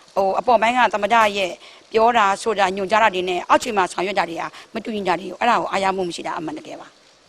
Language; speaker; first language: Burmese; non-native, local second language; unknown